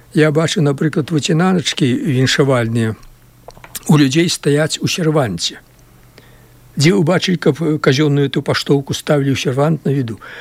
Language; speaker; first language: Belarusian; native; Belarusian